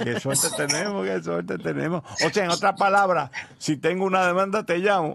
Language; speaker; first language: Spanish; native; Spanish